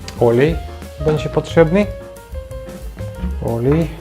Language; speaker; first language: Polish; non-native, learner; Ukrainian